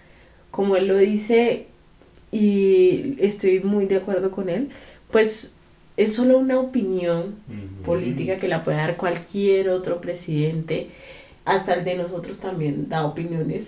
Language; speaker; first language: Spanish; native; Spanish